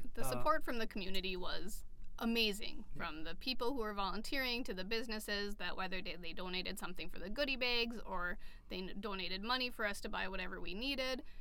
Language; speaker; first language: English; native; English